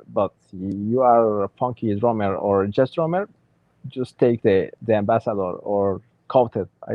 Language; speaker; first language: English; non-native, learner; Spanish